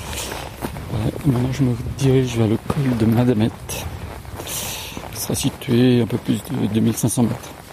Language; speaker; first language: French; native; French